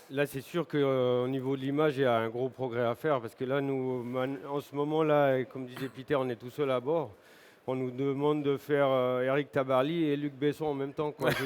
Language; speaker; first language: French; native; French